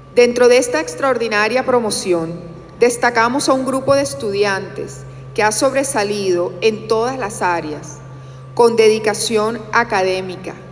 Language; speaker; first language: Spanish; native; Spanish